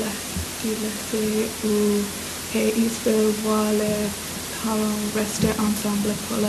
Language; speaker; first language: French; non-native, learner; English